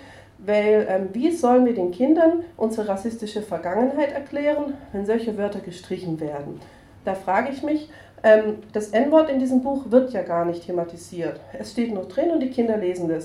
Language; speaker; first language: German; native; German